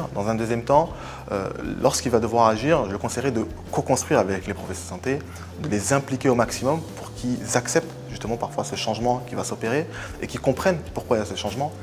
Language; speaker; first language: French; native; French